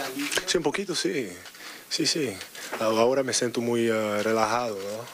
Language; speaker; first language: Spanish; non-native, learner; English